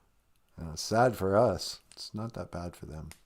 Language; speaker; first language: English; native; English